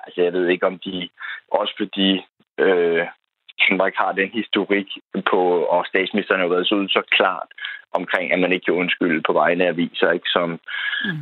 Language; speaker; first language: Danish; native; Danish